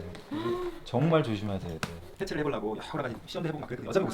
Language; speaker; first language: Korean; native; Korean